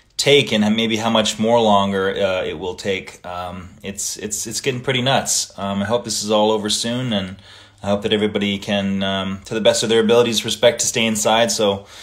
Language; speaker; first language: English; early bilingual, other home language; Italian